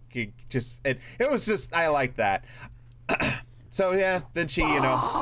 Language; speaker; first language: English; native; English